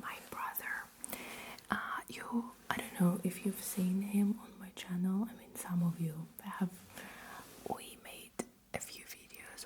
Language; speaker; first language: English; non-native, fluent; Russian